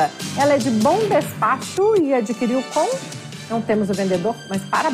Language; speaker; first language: Portuguese; native; Portuguese